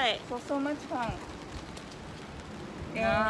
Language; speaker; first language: English; non-native, fluent; Japanese